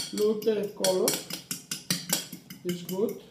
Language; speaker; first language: English; non-native, learner; Spanish